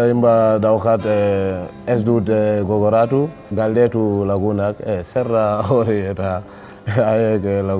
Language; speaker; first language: Basque; non-native, learner; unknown